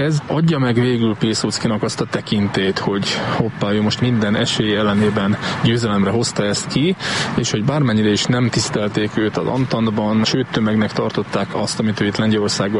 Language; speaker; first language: Hungarian; native; Hungarian